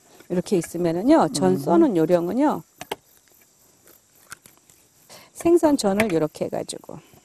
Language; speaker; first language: Korean; native; Korean